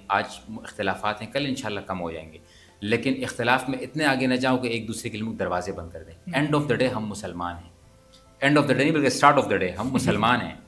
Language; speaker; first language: Urdu; non-native, local second language; Pashto